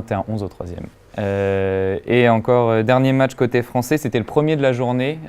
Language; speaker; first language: French; native; French